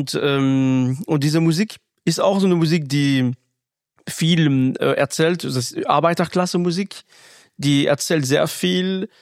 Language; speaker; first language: German; non-native, fluent; French